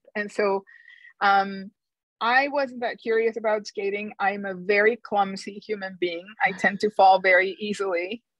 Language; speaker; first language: English; non-native, fluent; Spanish